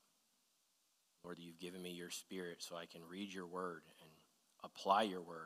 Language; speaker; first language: English; native; English